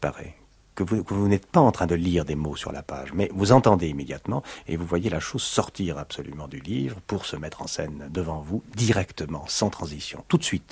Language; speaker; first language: French; native; French